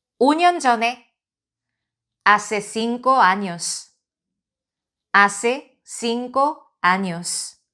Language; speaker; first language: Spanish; non-native, fluent; Korean